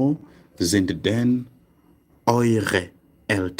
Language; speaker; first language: German; non-native, fluent; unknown